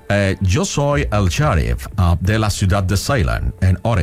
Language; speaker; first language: Spanish; non-native, local second language; English